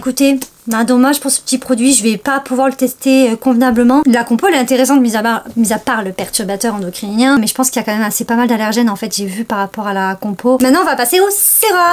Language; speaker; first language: French; native; French